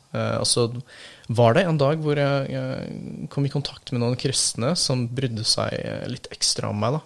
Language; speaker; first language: Norwegian; early bilingual, other home language; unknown